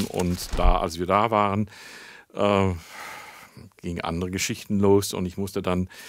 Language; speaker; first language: German; non-native, fluent; English